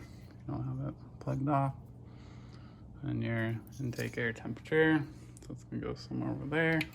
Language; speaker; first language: English; native; English